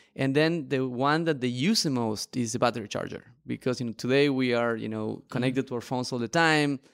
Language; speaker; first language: English; non-native, fluent; Spanish